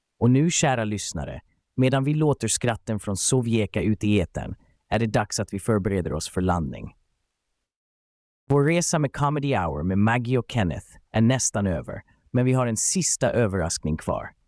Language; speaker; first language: Swedish; native; Swedish